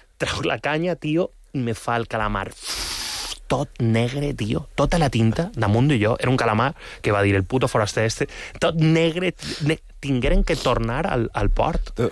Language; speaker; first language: Catalan; non-native, local second language; Spanish